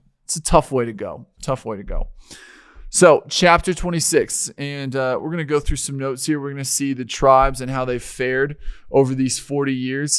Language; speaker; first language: English; native; English